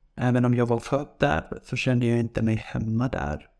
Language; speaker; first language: Swedish; non-native, fluent; Persian